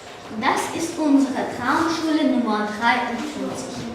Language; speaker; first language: German; non-native, learner; Russian